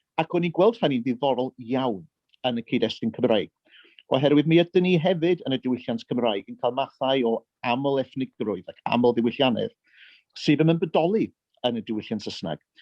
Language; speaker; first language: Welsh; early bilingual, heritage; Welsh